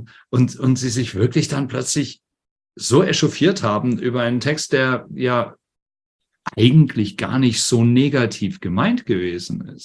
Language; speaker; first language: German; native; German